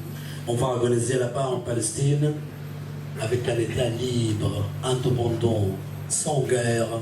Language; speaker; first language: French; non-native, fluent; Arabic